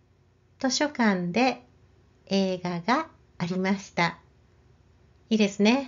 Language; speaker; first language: Japanese; non-native, learner; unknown